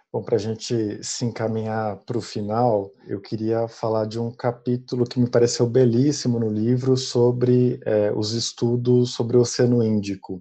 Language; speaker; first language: Portuguese; native; Portuguese